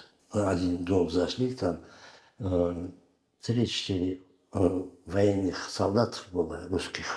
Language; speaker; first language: Russian; non-native, learner; Uzbek